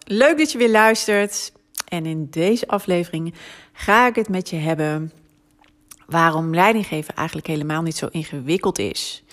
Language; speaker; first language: Dutch; native; Dutch